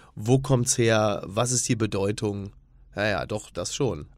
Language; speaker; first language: German; native; German